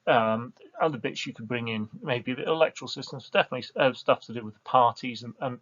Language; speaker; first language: English; native; English